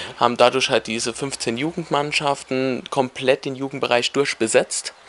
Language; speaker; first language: German; native; German